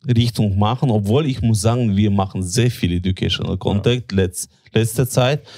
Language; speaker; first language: German; non-native, fluent; Latvian